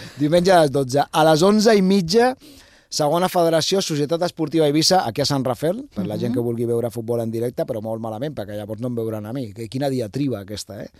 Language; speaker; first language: Catalan; native; Catalan